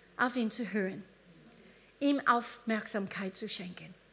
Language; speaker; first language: German; non-native, fluent; English